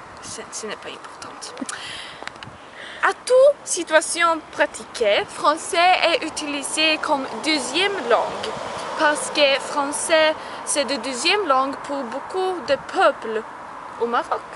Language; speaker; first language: French; non-native, learner; Swedish